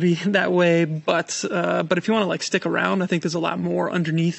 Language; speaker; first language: English; native; English